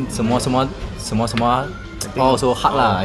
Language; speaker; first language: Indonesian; non-native, learner; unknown